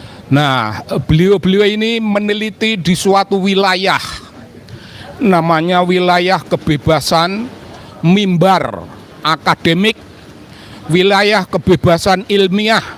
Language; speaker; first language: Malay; non-native, local second language; Javanese